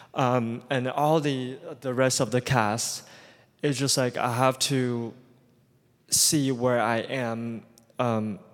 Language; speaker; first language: English; non-native, fluent; Chinese